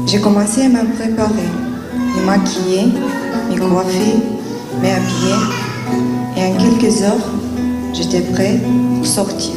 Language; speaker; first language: French; non-native, learner; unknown